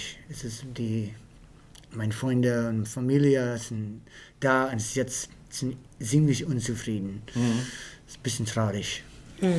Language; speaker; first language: German; non-native, learner; English